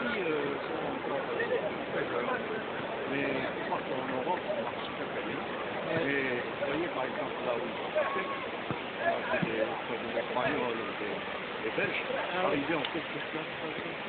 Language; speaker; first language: French; non-native, local second language; Arabic